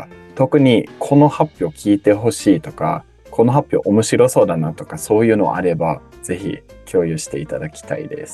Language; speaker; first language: Japanese; native; Japanese